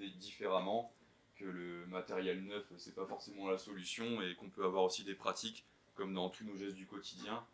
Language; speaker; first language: French; native; French